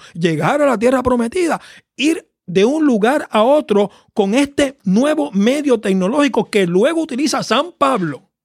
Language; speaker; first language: Spanish; native; Spanish